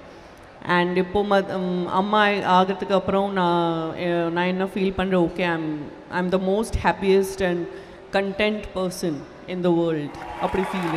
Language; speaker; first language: Tamil; non-native, local second language; Gujarati